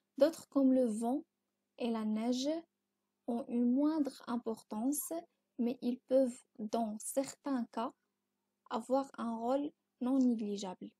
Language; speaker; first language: French; non-native, local second language; Arabic